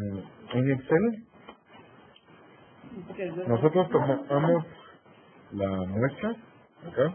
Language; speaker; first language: Spanish; native; Spanish